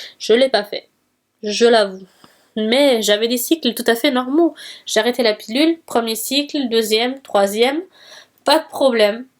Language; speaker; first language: French; early bilingual, other home language; Portuguese